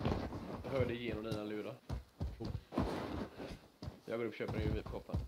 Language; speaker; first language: Swedish; native; Swedish